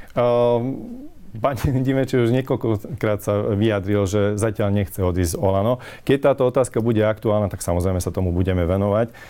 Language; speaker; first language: Slovak; non-native, local second language; Hungarian